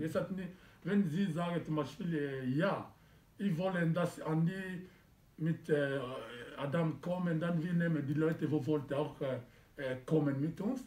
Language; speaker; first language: German; non-native, learner; Lingala